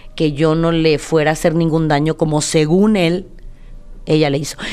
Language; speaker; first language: Spanish; native; Spanish